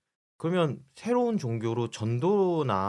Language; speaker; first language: Korean; native; Korean